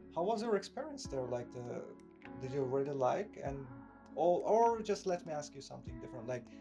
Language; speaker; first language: English; non-native, fluent; Turkish